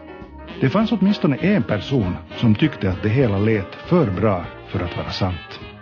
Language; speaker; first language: Swedish; native; Swedish